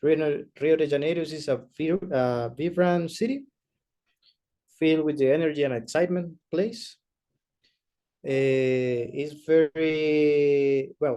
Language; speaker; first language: English; non-native, learner; Spanish